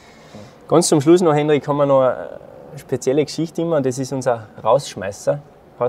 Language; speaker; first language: German; native; German